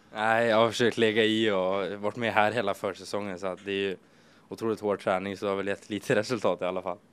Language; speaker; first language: Swedish; native; Swedish